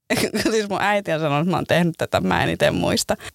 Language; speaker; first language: Finnish; non-native, local second language; Swedish